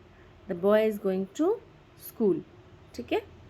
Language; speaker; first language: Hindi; native; Hindi